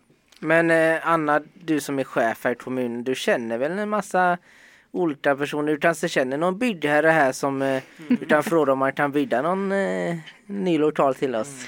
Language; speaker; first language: Swedish; native; Swedish